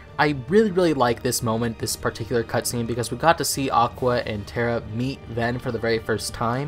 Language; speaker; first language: English; native; English